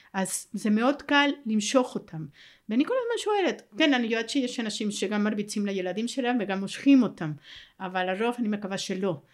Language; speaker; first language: Hebrew; non-native, fluent; Spanish